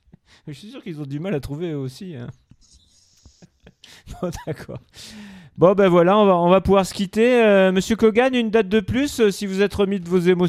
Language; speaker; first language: French; native; French